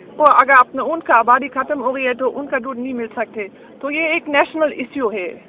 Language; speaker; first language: Hindi; non-native, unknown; German